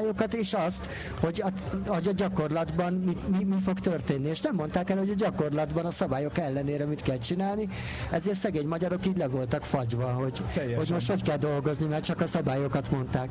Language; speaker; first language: Hungarian; native; Hungarian